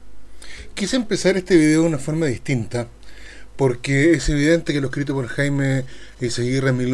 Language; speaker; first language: Spanish; native; Spanish